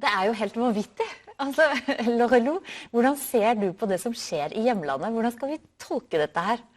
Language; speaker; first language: Norwegian; native; Norwegian